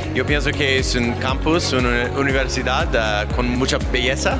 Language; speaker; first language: Spanish; non-native, learner; English